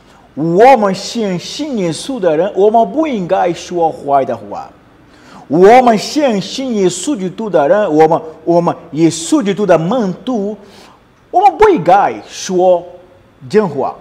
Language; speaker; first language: Chinese; non-native, learner; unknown